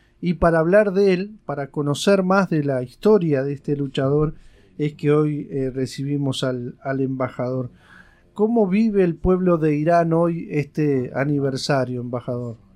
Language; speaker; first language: Spanish; native; Spanish